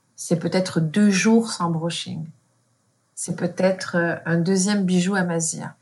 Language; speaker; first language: French; native; French